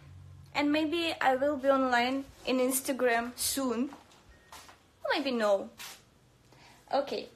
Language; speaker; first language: English; non-native, learner; Russian